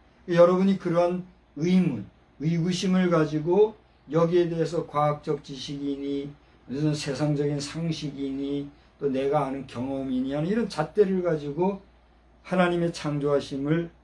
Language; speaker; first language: Korean; native; Korean